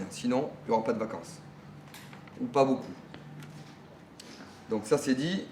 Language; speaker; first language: French; native; French